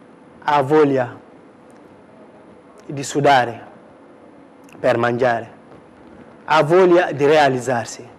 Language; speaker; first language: Italian; non-native, fluent; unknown